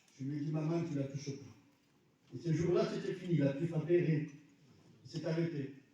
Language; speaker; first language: French; early bilingual, other home language; Arabic